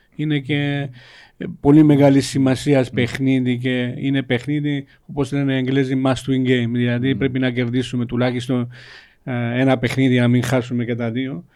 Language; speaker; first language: Greek; non-native, fluent; Georgian